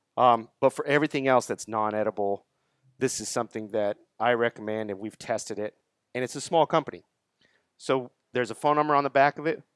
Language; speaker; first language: English; native; English